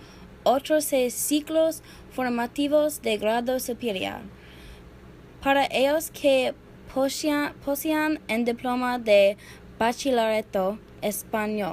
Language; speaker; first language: Spanish; non-native, learner; English